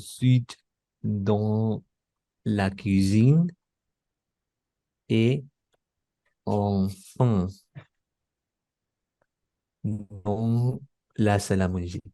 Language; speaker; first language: French; non-native, learner; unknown